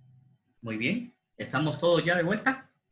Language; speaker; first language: Spanish; native; Spanish